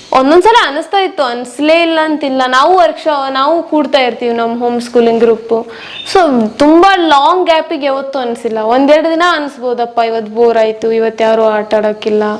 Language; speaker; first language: Kannada; non-native, local second language; Marwari